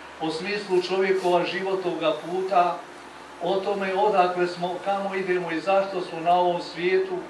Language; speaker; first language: Croatian; native; Croatian